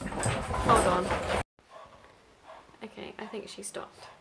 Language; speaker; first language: English; native; English